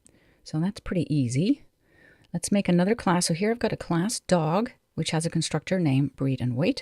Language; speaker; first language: English; native; English